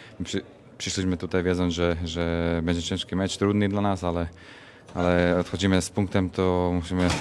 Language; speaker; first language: Polish; non-native, fluent; Slovak